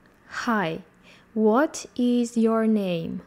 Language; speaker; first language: English; non-native, fluent; Georgian